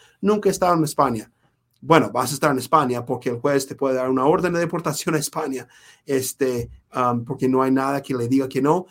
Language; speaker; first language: Spanish; non-native, fluent; English